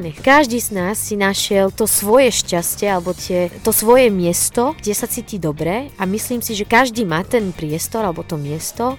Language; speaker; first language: Slovak; non-native, fluent; Arabic